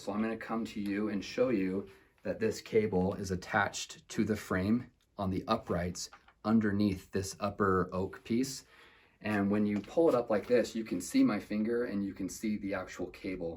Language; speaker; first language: English; native; English